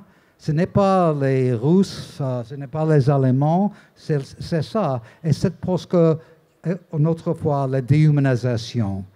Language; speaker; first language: French; non-native, learner; English